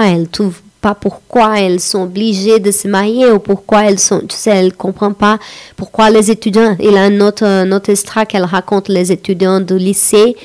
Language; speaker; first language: French; non-native, fluent; Portuguese